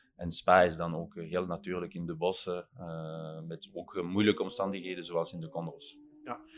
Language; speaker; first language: Dutch; non-native, fluent; Luxembourgish